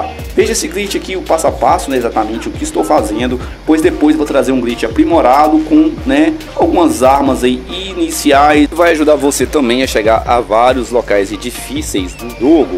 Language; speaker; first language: Portuguese; native; Portuguese